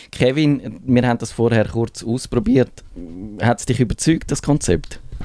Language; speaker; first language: German; native; German